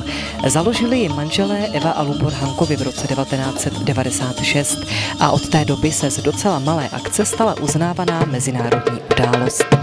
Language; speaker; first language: Czech; native; Czech